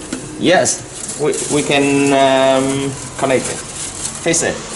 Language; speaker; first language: English; non-native, learner; Vietnamese